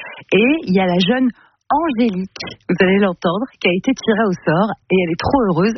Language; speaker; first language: French; native; French